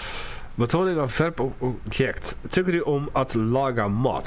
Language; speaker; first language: Swedish; non-native, learner; English